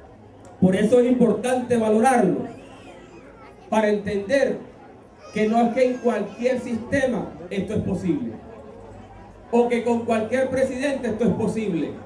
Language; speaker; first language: Spanish; native; Spanish